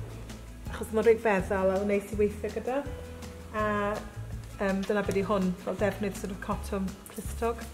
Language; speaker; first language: Welsh; native; Welsh